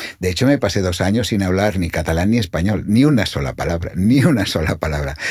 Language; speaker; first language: Spanish; non-native, local second language; Catalan